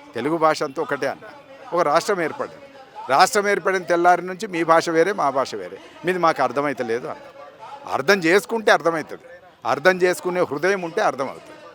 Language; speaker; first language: Telugu; native; Telugu